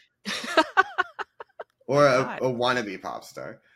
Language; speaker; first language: English; native; English